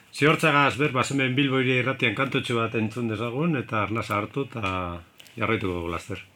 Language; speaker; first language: Basque; native; Basque